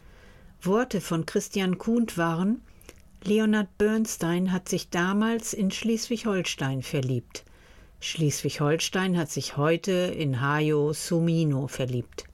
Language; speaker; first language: German; native; German